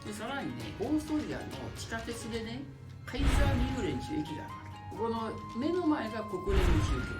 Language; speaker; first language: Japanese; native; Japanese